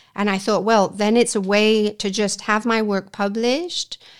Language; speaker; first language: English; non-native, fluent; Spanish